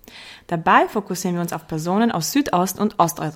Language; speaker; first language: German; early bilingual, other home language; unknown